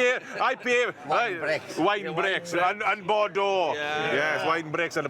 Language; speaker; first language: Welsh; non-native, local second language; English